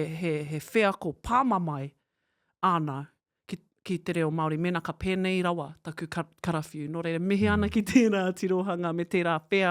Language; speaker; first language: Māori; non-native, local second language; English